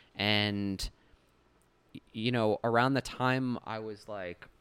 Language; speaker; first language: English; native; English